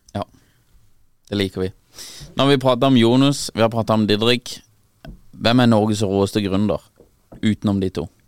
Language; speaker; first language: Norwegian; native; Norwegian